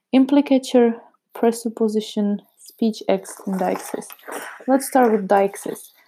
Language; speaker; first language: English; non-native, fluent; Czech